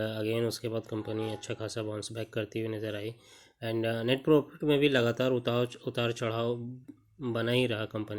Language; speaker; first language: Hindi; native; Hindi